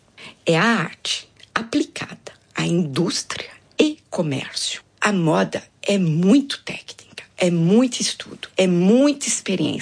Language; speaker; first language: Portuguese; non-native, fluent; French